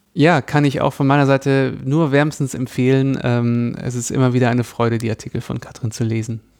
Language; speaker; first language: German; native; German